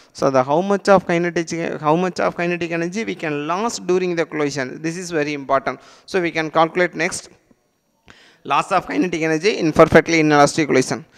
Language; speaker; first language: English; non-native, local second language; Tamil